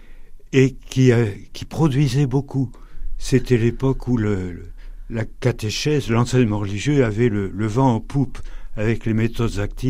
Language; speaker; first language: French; native; French